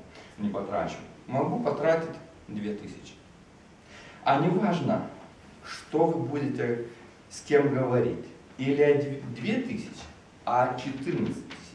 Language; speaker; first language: Russian; non-native, fluent; Lithuanian